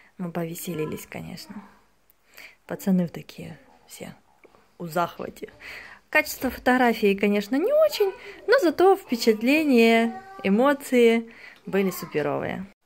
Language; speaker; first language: Russian; native; Russian